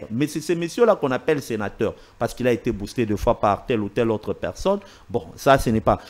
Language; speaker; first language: French; non-native, local second language; Swahili